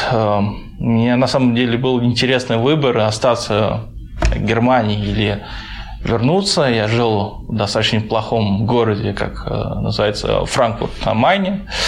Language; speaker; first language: Russian; early bilingual, other home language; Chinese